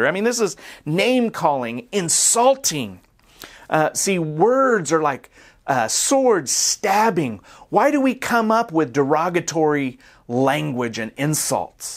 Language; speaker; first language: English; native; English